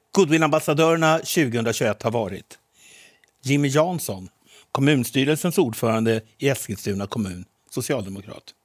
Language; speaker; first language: Swedish; native; Swedish